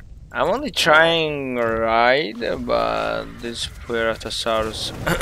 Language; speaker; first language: English; non-native, learner; Azerbaijani